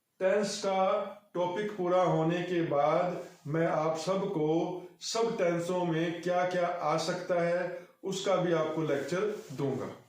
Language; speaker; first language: Hindi; non-native, local second language; Punjabi